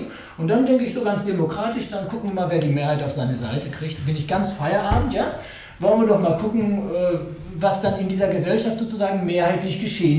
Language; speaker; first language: German; native; German